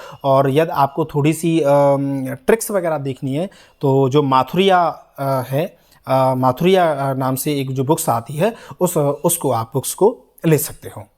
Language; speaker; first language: Hindi; native; Hindi